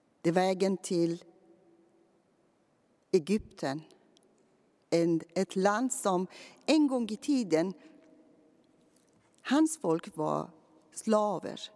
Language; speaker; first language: Swedish; non-native, fluent; Persian